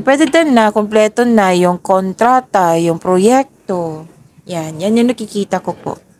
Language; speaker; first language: Filipino; native; Filipino